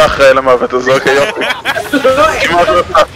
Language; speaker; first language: Hebrew; native; Hebrew